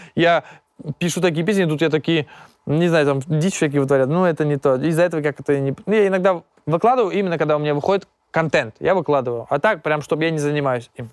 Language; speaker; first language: Russian; non-native, local second language; Tatar